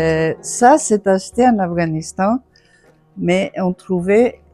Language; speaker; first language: French; non-native, fluent; Greek